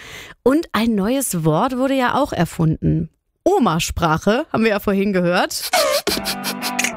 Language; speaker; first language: German; native; German